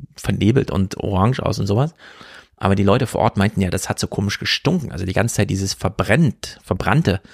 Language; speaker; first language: German; native; German